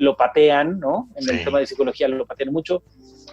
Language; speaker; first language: Spanish; native; Spanish